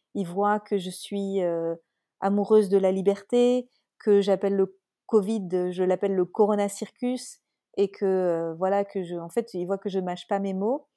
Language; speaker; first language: French; native; French